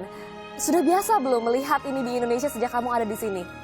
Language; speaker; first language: Indonesian; native; Indonesian